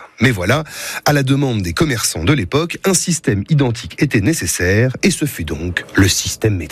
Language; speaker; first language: French; native; French